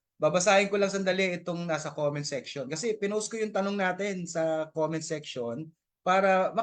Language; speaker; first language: Filipino; native; Filipino